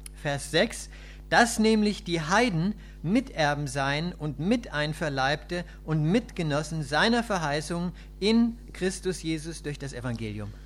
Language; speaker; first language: German; native; German